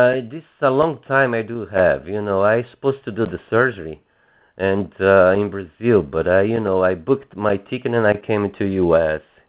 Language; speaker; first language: English; non-native, fluent; Portuguese